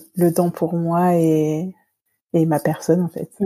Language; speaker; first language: French; native; French